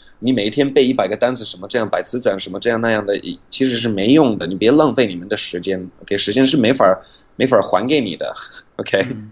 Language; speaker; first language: Chinese; non-native, fluent; English